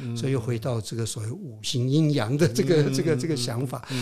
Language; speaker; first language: Chinese; non-native, local second language; Min Nan Chinese